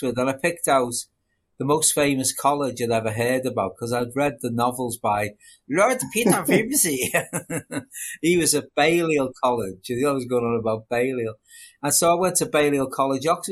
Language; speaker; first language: English; native; English